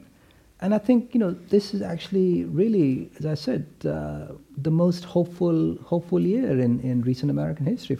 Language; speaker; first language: English; non-native, local second language; Hindi